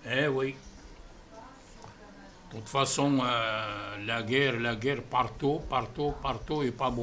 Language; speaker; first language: French; non-native, fluent; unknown